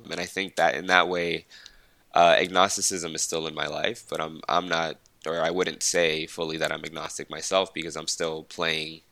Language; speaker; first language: English; early bilingual, other home language; Spanish